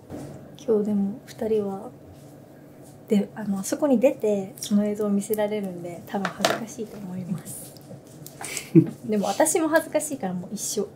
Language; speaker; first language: Japanese; native; Japanese